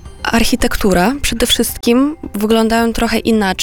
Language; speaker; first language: Polish; non-native, fluent; Romanian